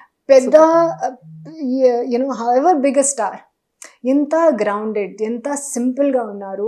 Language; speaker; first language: Telugu; non-native, fluent; Hindi